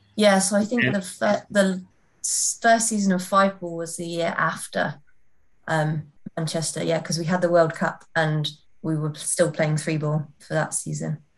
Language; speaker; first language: English; native; English